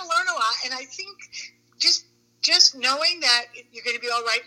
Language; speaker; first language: English; native; English